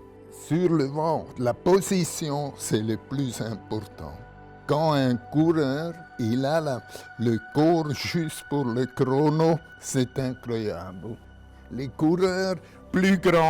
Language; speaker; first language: French; non-native, local second language; German